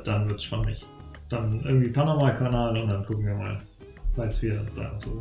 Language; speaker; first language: German; native; German